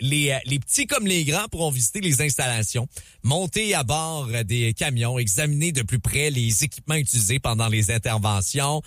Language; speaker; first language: French; native; French